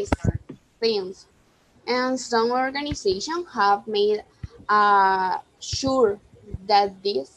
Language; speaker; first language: English; non-native, learner; Spanish